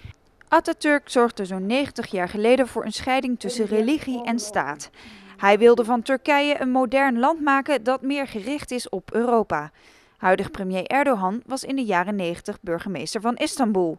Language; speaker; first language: Dutch; native; Dutch